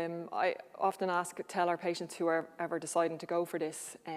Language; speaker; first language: English; native; English